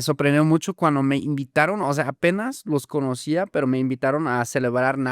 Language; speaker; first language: Spanish; non-native, fluent; German